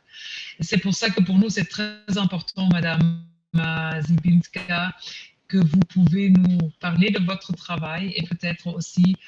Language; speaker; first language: French; non-native, fluent; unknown